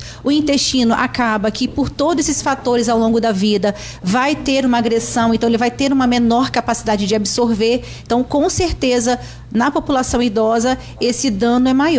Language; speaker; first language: Portuguese; native; Portuguese